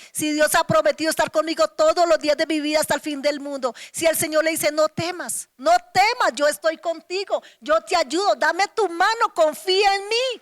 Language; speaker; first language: Spanish; native; Spanish